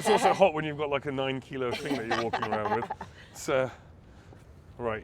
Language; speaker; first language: English; native; English